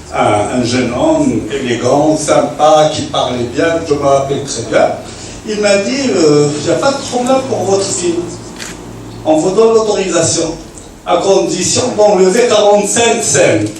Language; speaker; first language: French; non-native, local second language; Arabic